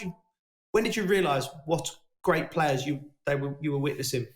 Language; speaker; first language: English; native; English